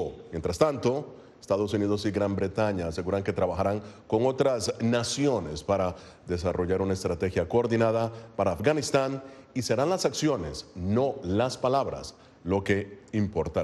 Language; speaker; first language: Spanish; native; Spanish